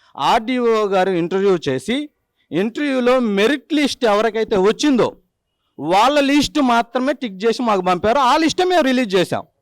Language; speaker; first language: Telugu; native; Telugu